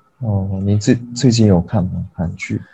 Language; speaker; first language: Chinese; non-native, learner; Japanese